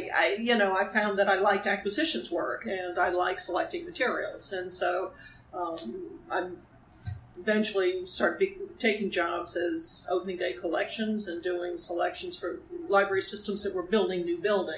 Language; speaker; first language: English; native; English